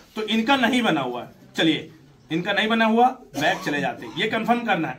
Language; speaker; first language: Hindi; native; Hindi